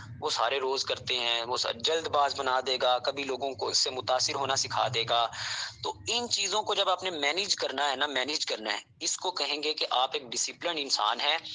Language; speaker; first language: Urdu; non-native, local second language; Punjabi